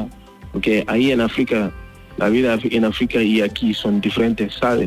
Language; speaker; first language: Spanish; non-native, learner; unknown